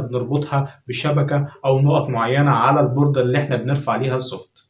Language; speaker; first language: Arabic; native; Arabic